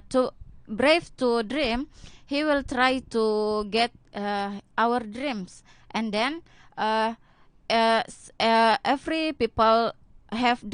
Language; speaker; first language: English; non-native, learner; Indonesian